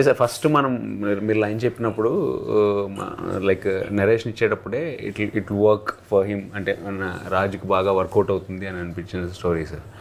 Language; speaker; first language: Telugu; native; Telugu